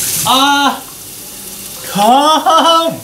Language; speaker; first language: Vietnamese; non-native, learner; Japanese